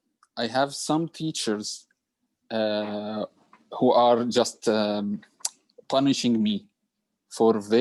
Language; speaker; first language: English; non-native, learner; Arabic